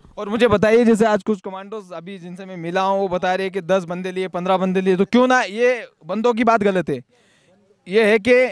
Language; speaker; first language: Hindi; native; Hindi